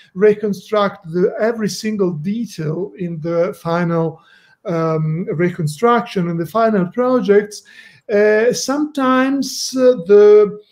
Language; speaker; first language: English; non-native, fluent; Italian